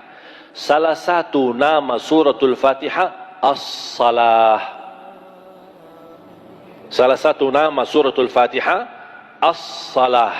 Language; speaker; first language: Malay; non-native, fluent; Arabic